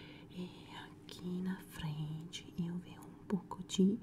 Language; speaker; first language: Portuguese; non-native, fluent; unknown